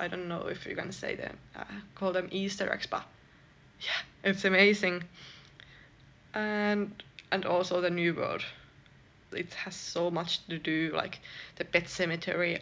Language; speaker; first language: English; non-native, fluent; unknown